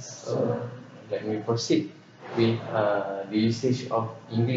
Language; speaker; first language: English; non-native, local second language; Malay